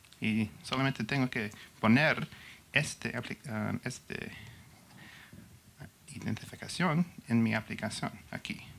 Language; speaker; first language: Spanish; non-native, learner; English